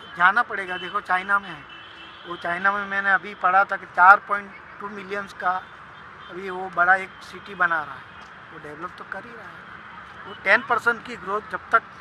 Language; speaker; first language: Hindi; non-native, local second language; Gujarati